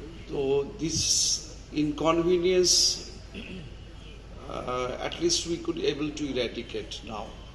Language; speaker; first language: English; non-native, local second language; Bangla